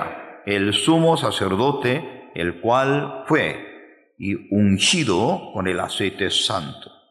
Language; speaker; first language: Spanish; non-native, fluent; Korean